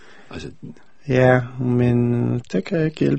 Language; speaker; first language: Danish; non-native, fluent; English